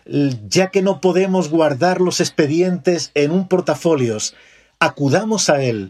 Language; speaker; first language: Spanish; native; Spanish